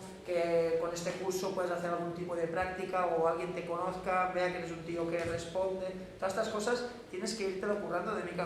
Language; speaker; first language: Spanish; native; Spanish